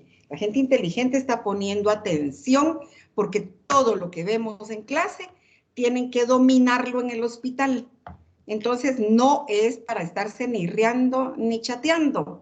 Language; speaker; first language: Spanish; native; Spanish